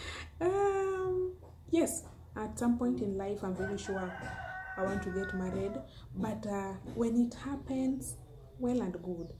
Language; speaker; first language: English; non-native, local second language; Luo (Kenya and Tanzania)